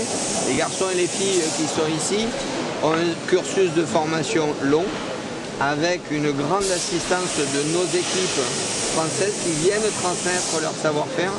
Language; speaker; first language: French; native; French